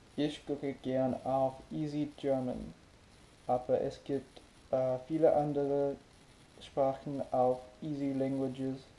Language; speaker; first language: German; non-native, learner; English